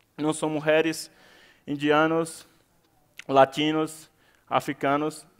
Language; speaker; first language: Portuguese; native; Portuguese